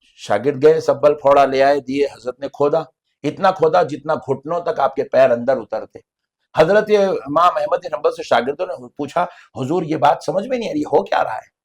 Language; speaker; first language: Urdu; native; Urdu